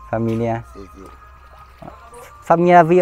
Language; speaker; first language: Portuguese; non-native, learner; Vietnamese